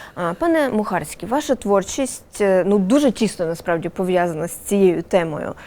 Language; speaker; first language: Ukrainian; native; Ukrainian